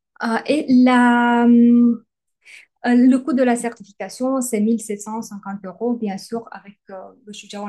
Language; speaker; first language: French; native; French